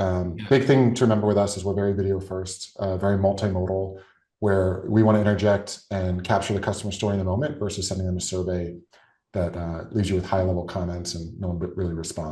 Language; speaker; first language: English; native; English